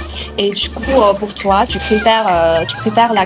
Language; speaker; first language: French; non-native, fluent; Chinese